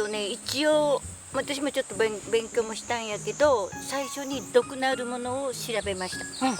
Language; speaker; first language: Japanese; native; Japanese